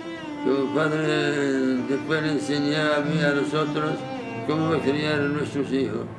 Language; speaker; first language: Spanish; non-native, learner; Arabic